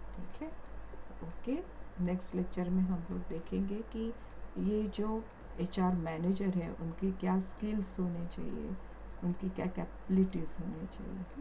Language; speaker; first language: Hindi; non-native, local second language; Marathi